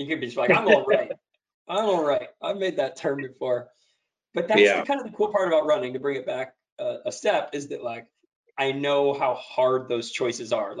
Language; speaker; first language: English; native; English